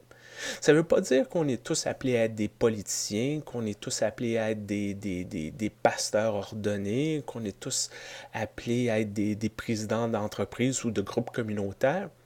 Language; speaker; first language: French; native; French